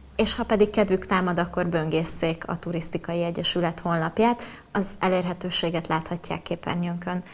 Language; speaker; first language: Hungarian; native; Hungarian